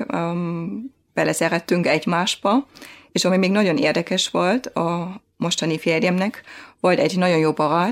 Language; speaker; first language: Hungarian; non-native, fluent; German